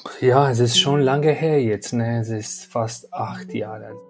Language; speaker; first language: German; non-native, fluent; Albanian